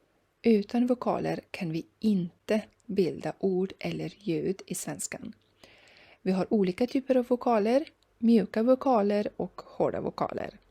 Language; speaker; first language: Swedish; non-native, fluent; Persian